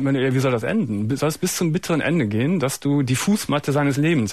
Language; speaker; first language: German; native; German